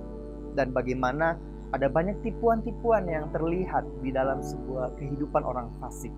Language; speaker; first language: Indonesian; native; Indonesian